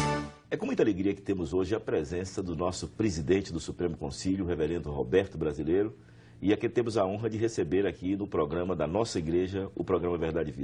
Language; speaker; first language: Portuguese; native; Portuguese